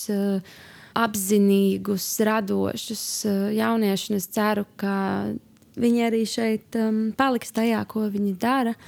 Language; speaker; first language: Latvian; native; Latvian